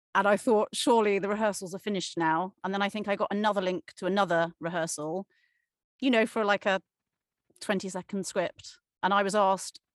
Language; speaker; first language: English; native; English